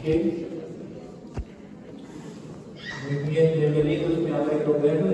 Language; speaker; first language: Spanish; early bilingual, heritage; Spanish